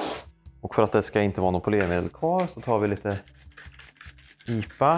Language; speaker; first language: Swedish; native; Swedish